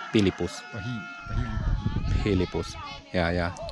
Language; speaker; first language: Indonesian; non-native, learner; Romanian